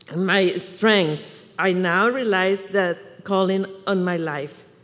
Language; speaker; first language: English; non-native, fluent; Spanish